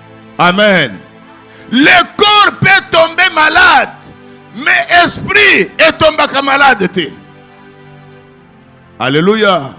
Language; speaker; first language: French; non-native, local second language; Lingala